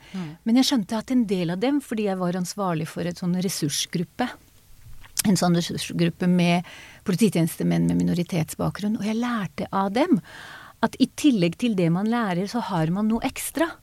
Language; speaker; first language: Norwegian; non-native, fluent; Hebrew